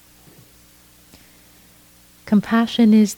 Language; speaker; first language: English; non-native, fluent; Persian